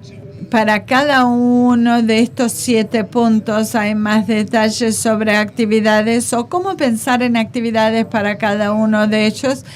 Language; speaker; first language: Spanish; non-native, fluent; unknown